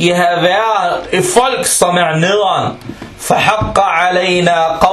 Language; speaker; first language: Danish; non-native, fluent; Arabic